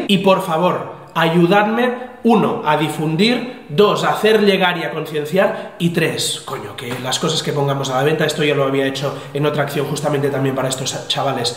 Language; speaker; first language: Spanish; native; Spanish